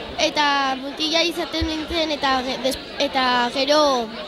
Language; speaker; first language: Basque; non-native, local second language; Spanish